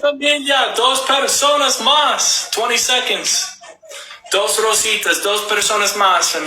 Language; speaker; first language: Spanish; non-native, learner; English